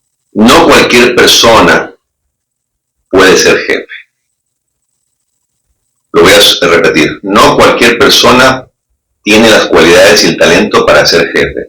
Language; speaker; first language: Spanish; native; Spanish